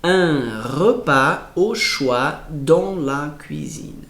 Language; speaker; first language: French; non-native, fluent; Portuguese